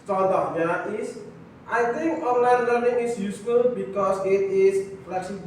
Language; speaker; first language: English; non-native, learner; Indonesian